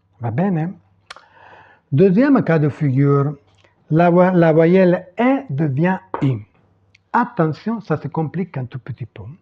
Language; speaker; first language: French; non-native, fluent; Italian